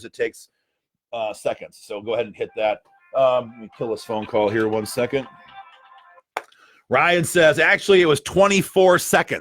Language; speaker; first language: English; native; English